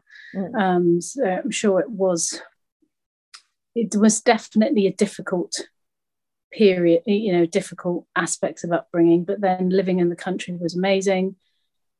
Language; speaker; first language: English; native; English